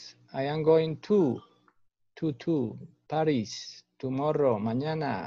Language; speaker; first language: English; non-native, fluent; Spanish